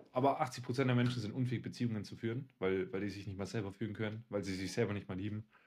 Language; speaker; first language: German; early bilingual, other home language; Russian